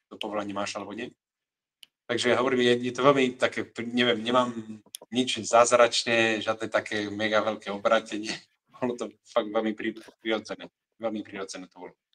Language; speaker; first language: Slovak; non-native, fluent; Catalan